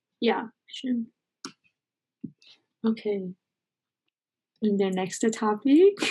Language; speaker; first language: German; non-native, learner; English